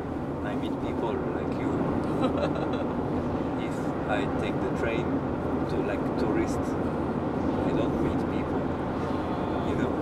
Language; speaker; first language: English; non-native, learner; French